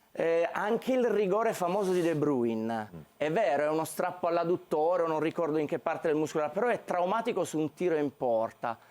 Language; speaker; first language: Italian; native; Italian